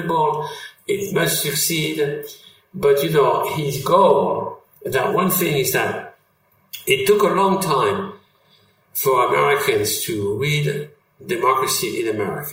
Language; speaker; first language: English; non-native, fluent; French